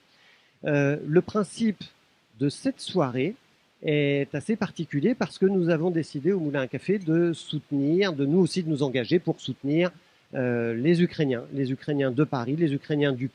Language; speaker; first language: French; native; French